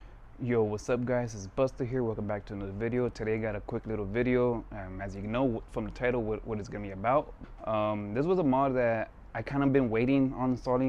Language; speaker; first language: English; native; English